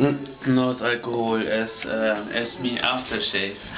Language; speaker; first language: Spanish; non-native, learner; German